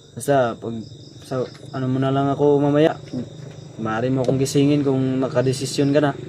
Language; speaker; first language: Filipino; non-native, local second language; Cebuano